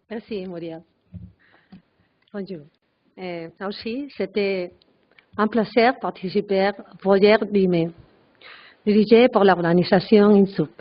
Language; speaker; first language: French; non-native, learner; Spanish